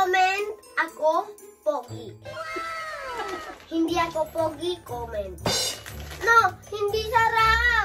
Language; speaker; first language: Filipino; early bilingual, heritage; Filipino